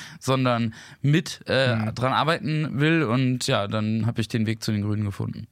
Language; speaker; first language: German; native; German